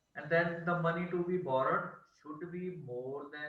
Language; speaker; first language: English; non-native, local second language; Punjabi